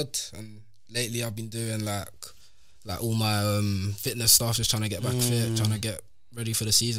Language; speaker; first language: English; native; English